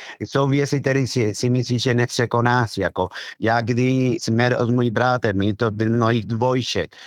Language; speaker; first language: Czech; non-native, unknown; Spanish